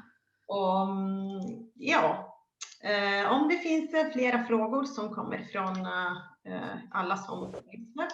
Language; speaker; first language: Swedish; non-native, fluent; Italian